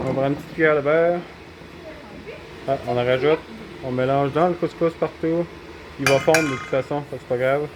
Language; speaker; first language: French; native; French